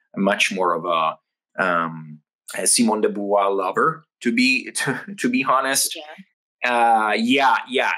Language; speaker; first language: English; non-native, fluent; Italian